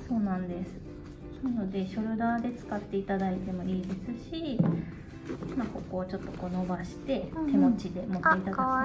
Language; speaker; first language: Japanese; native; Japanese